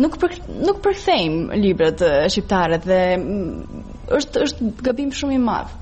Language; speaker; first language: Albanian; non-native, fluent; Serbian